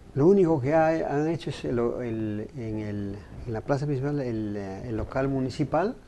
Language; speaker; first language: Spanish; native; Spanish